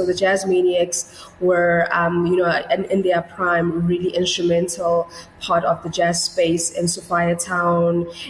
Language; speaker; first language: English; non-native, local second language; Tswana